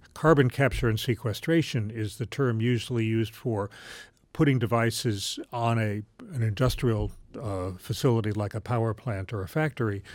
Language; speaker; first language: English; native; English